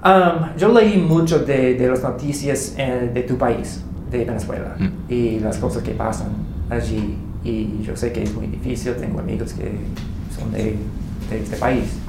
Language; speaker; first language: Spanish; non-native, fluent; English